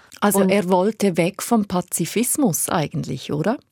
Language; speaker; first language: German; native; German